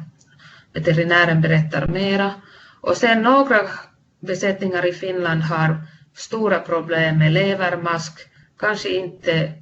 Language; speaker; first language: Swedish; non-native, fluent; Finnish